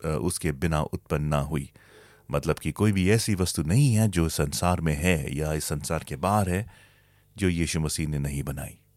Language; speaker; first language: Hindi; native; Hindi